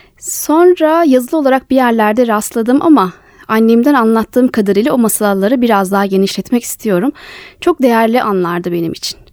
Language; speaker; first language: Turkish; native; Turkish